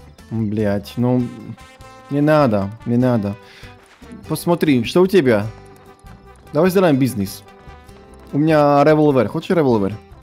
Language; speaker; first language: Russian; non-native, learner; Slovak